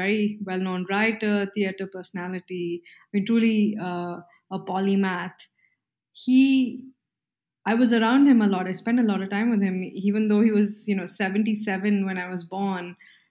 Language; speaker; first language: English; non-native, local second language; Kannada